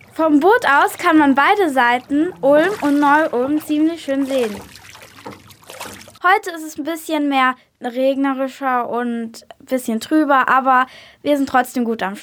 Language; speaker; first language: German; native; German